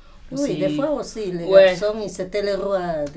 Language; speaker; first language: French; non-native, fluent; Spanish